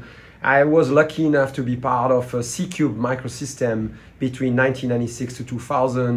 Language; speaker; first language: English; non-native, fluent; French